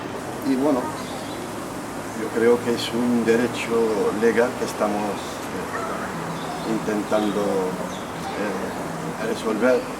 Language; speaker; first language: Spanish; non-native, fluent; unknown